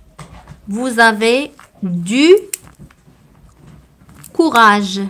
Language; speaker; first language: French; non-native, local second language; Arabic